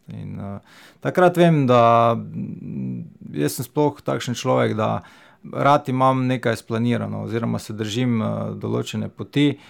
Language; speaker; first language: Slovenian; native; Slovenian